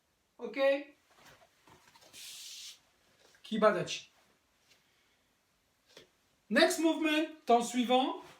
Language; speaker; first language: English; non-native, learner; French